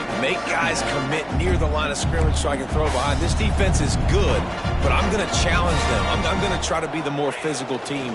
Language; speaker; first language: English; native; English